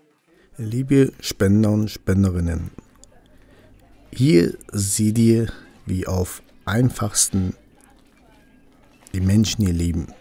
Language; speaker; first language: German; non-native, local second language; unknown